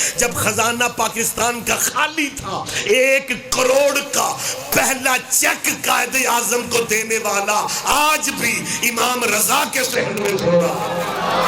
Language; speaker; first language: Urdu; non-native, local second language; Punjabi